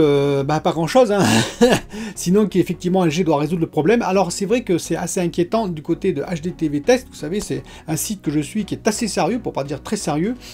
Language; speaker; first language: French; native; French